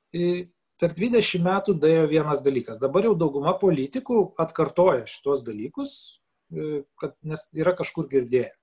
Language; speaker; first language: Lithuanian; native; Lithuanian